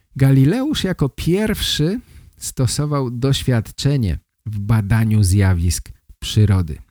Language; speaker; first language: Polish; native; Polish